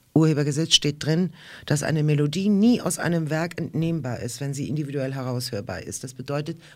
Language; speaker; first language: German; early bilingual, other home language; Russian